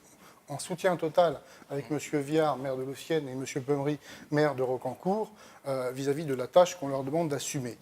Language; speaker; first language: French; native; French